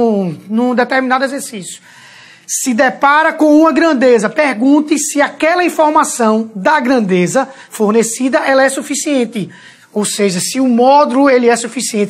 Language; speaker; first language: Portuguese; native; Portuguese